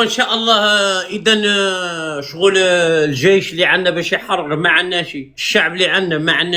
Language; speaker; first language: Arabic; native; Arabic